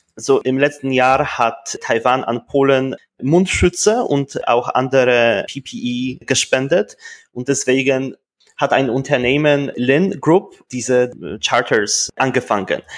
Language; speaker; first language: German; non-native, fluent; Polish